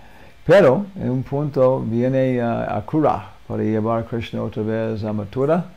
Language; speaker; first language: Spanish; non-native, learner; English